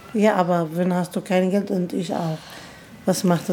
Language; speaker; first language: German; non-native, learner; Arabic